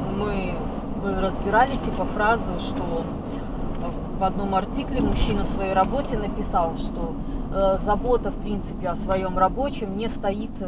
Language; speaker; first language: Russian; native; Russian